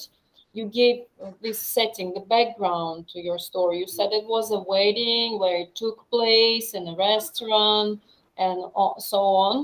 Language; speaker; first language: English; non-native, fluent; Russian